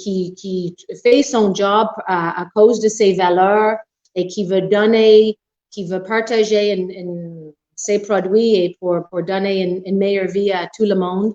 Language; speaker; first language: French; non-native, local second language; English